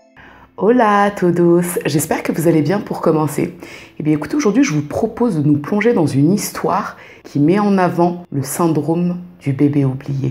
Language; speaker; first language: French; native; French